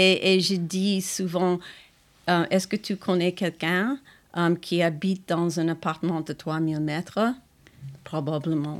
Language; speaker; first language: French; non-native, fluent; English